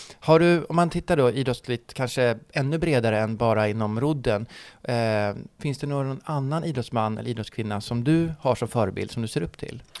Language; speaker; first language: Swedish; native; Swedish